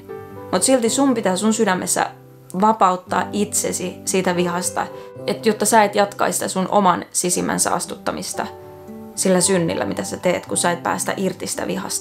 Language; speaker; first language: Finnish; native; Finnish